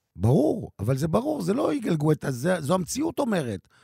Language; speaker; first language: Hebrew; native; Hebrew